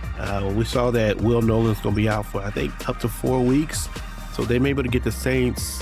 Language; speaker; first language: English; native; English